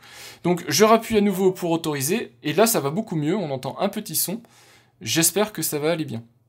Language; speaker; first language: French; native; French